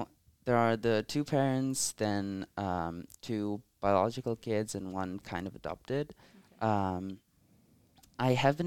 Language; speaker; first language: English; non-native, fluent; Italian